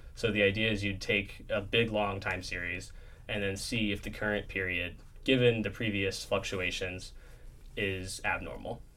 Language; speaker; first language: English; native; English